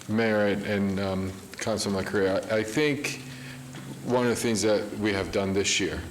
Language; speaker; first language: English; early bilingual, other home language; Spanish